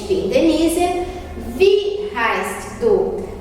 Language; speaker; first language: German; non-native, fluent; Portuguese